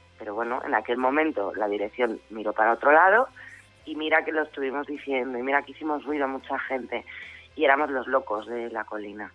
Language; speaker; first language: Spanish; native; Spanish